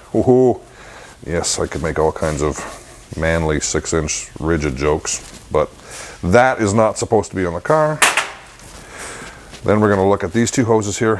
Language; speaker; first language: English; native; English